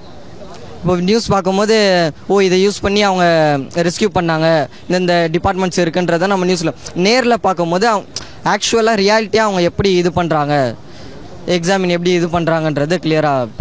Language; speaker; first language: Tamil; native; Tamil